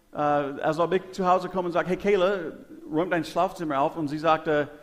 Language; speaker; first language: German; non-native, fluent; English